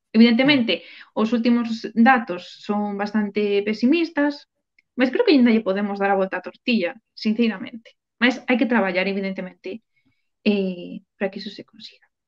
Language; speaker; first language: Galician; non-native, local second language; Spanish